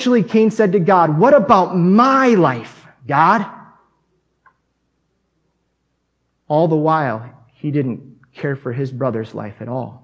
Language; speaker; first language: English; native; English